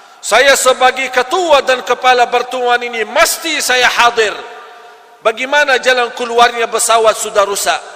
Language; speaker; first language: Malay; non-native, fluent; Arabic